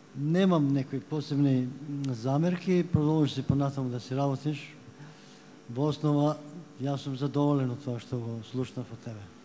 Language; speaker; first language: Macedonian; native; Macedonian